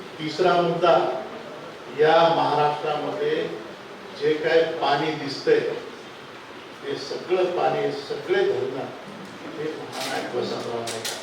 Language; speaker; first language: Marathi; non-native, local second language; Lambadi